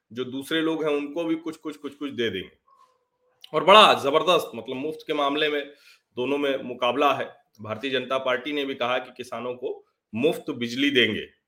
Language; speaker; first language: Hindi; native; Hindi